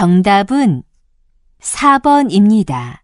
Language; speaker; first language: Korean; native; Korean